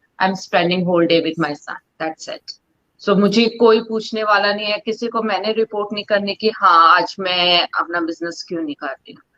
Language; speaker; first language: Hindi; non-native, local second language; Punjabi